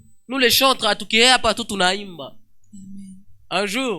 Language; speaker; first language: French; non-native, local second language; Swahili